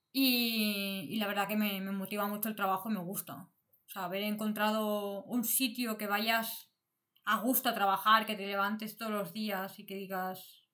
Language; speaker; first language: Spanish; native; Spanish